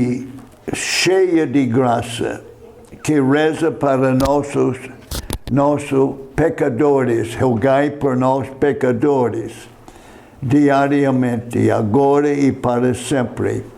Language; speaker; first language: Portuguese; non-native, fluent; English